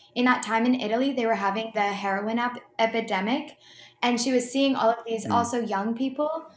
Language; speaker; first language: English; native; English